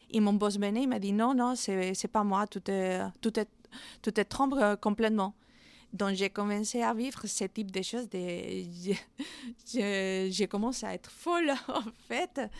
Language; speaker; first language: French; non-native, fluent; Spanish